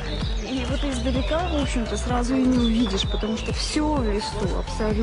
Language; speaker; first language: Russian; native; Russian